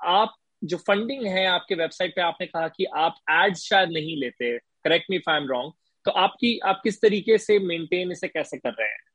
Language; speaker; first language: Hindi; native; Hindi